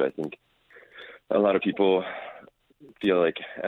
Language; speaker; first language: English; native; English